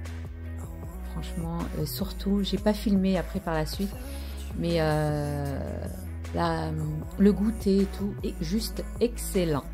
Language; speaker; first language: French; non-native, local second language; Arabic